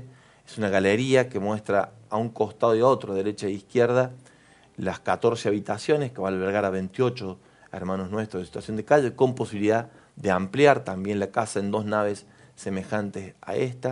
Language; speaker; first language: Spanish; native; Spanish